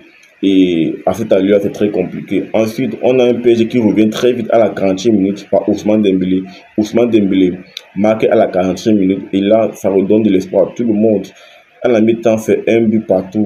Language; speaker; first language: French; native; French